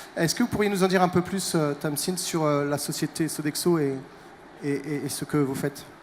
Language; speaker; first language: French; native; French